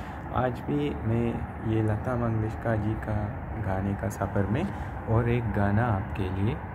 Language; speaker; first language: Hindi; non-native, learner; Sinhala